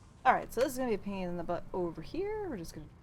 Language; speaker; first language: English; native; English